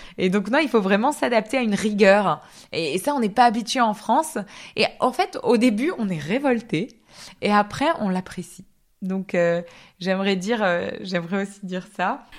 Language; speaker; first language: French; native; French